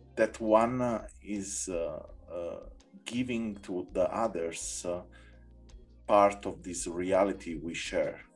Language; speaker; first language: English; non-native, learner; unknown